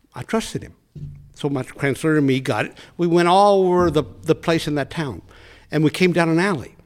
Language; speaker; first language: English; native; English